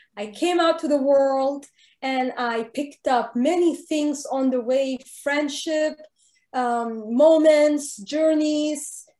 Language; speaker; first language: English; non-native, fluent; Arabic